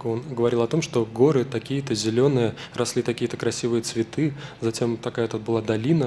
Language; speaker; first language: Russian; native; Russian